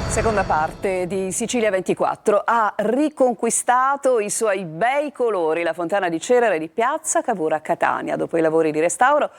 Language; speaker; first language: Italian; native; Italian